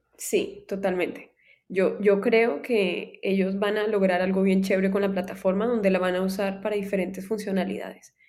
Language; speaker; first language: Spanish; native; Spanish